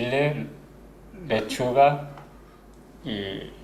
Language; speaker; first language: Spanish; non-native, learner; Korean